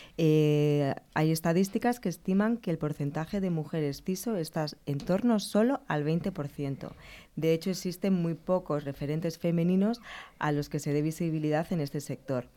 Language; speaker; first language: Spanish; native; Spanish